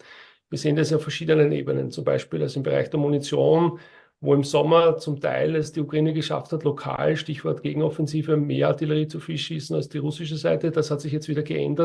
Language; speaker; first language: German; native; German